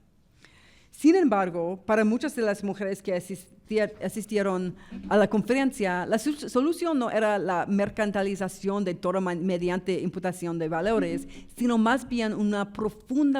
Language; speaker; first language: Spanish; non-native, fluent; English